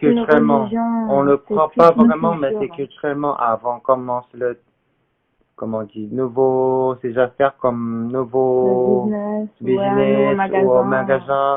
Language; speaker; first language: French; non-native, learner; Korean